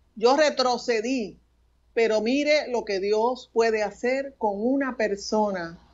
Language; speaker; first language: Spanish; native; Spanish